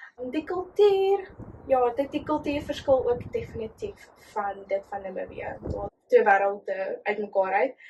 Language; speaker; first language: Afrikaans; native; Afrikaans